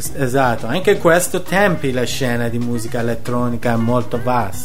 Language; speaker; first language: Italian; non-native, learner; Persian